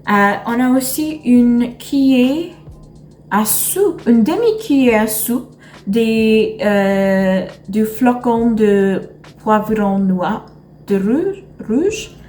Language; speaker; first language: French; non-native, learner; English